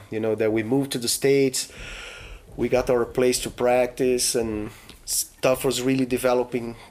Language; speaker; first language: English; non-native, fluent; Portuguese